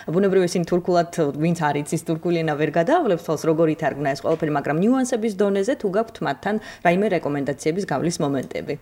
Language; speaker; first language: Georgian; native; Georgian